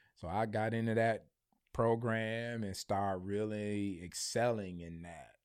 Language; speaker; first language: English; native; English